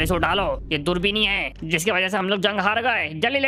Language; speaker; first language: Hindi; native; Hindi